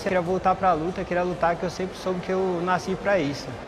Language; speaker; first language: Portuguese; native; Portuguese